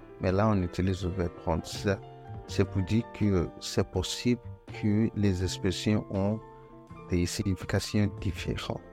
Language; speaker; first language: French; non-native, fluent; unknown